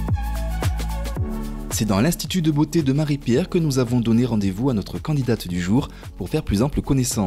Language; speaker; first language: French; native; French